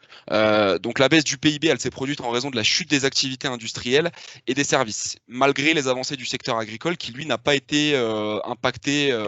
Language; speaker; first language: French; native; French